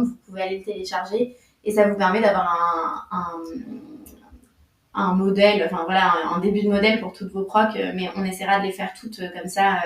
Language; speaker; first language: French; native; French